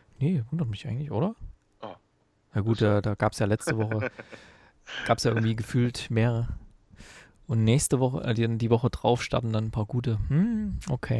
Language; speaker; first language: German; native; German